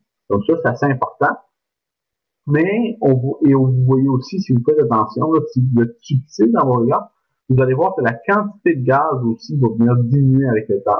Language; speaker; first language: French; native; French